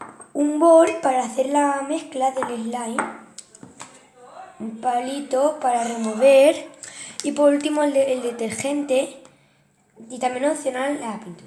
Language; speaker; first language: Spanish; native; Spanish